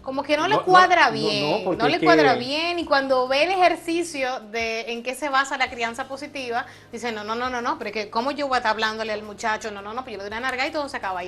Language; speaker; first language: Spanish; native; Spanish